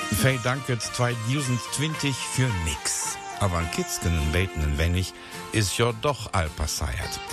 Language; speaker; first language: German; native; German